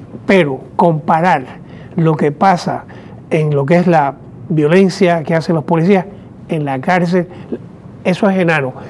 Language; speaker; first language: Spanish; native; Spanish